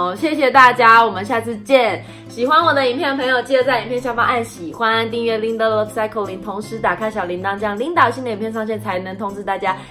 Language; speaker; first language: Chinese; native; Chinese